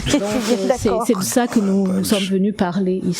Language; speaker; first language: French; native; French